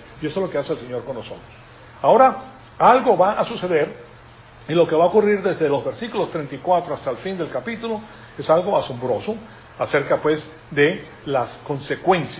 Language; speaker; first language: Spanish; native; Spanish